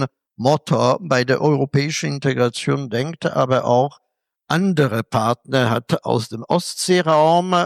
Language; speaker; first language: German; non-native, fluent; Polish